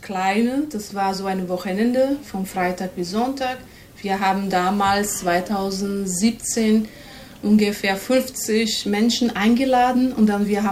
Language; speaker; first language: German; non-native, fluent; Portuguese